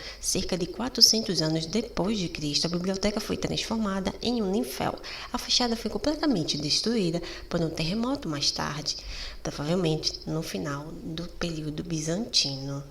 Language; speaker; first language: Portuguese; native; Portuguese